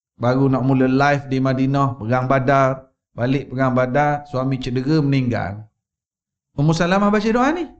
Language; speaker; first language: Malay; native; Malay